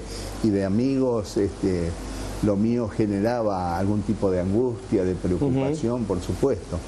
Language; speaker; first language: Spanish; native; Spanish